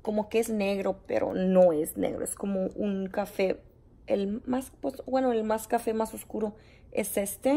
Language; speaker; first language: Spanish; early bilingual, heritage; Spanish